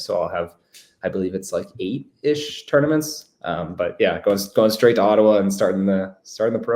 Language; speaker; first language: English; native; English